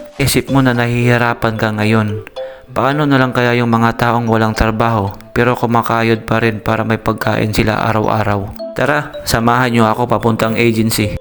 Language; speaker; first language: Filipino; native; Filipino